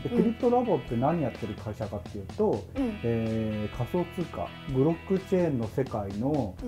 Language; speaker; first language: Japanese; native; Japanese